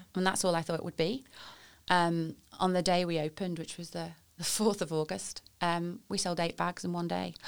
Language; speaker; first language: English; native; English